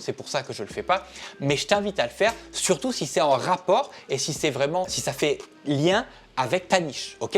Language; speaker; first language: French; native; French